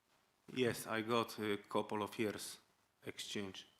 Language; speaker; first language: English; non-native, learner; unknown